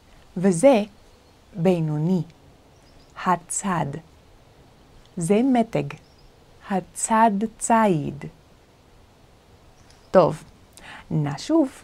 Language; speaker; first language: Hebrew; non-native, fluent; Korean